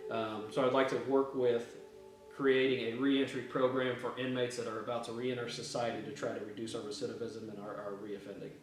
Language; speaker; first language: English; native; English